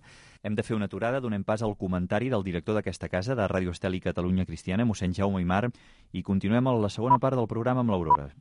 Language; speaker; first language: Catalan; native; Catalan